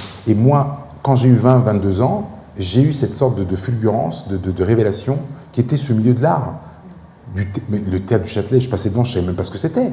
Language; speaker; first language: French; native; French